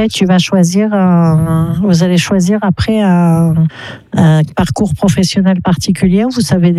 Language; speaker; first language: French; native; French